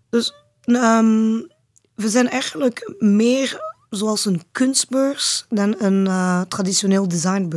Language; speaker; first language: Dutch; non-native, learner; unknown